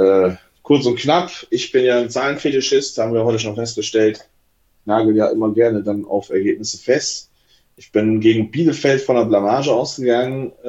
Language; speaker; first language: German; native; German